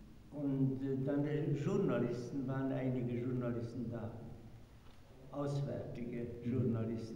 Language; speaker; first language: German; non-native, fluent; Hungarian